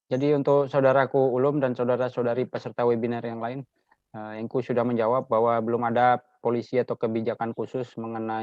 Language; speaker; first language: Indonesian; native; Indonesian